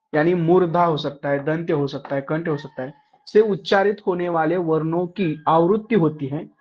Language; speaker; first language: Hindi; non-native, local second language; Marathi